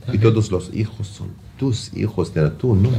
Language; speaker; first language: Spanish; non-native, learner; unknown